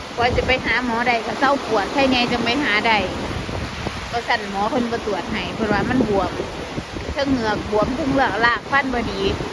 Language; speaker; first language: Thai; non-native, local second language; Northeastern Thai